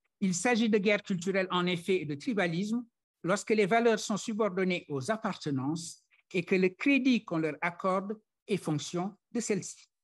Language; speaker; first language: French; non-native, local second language; Wolof